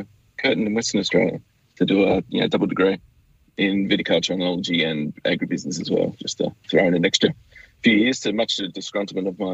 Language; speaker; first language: English; native; English